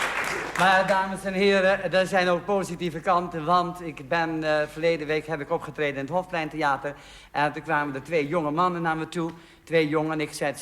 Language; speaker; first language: Dutch; native; Dutch